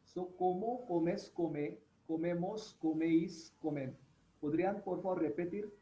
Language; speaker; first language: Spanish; non-native, fluent; Hindi